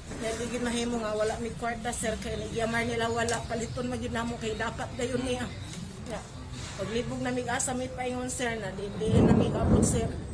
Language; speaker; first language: Cebuano; native; Cebuano